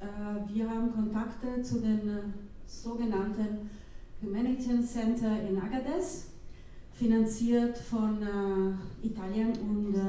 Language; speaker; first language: German; non-native, fluent; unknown